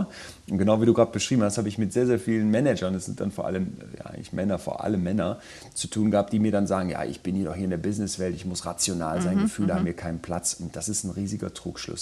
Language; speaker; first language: German; native; German